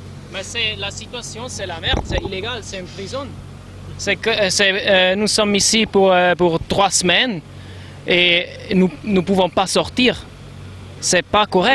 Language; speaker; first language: French; non-native, learner; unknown